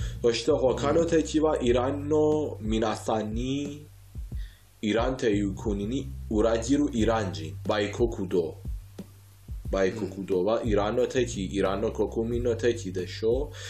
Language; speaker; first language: Japanese; non-native, fluent; Persian